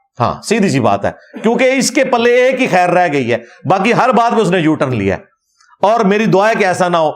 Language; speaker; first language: Urdu; non-native, local second language; Punjabi